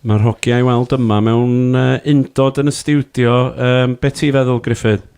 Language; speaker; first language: Welsh; native; Welsh